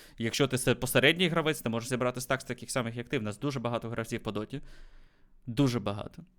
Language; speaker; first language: Ukrainian; native; Ukrainian